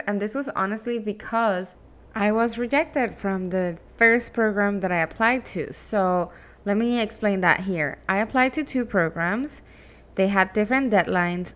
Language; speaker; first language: English; non-native, fluent; Spanish